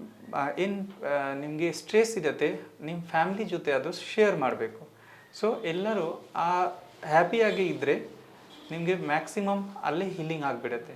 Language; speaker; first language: Kannada; non-native, local second language; Hindi